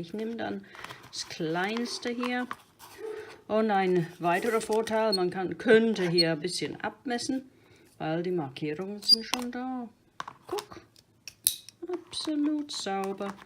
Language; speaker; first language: German; non-native, fluent; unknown